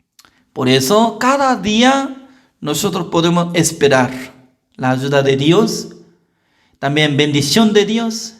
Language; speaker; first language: Spanish; non-native, learner; Korean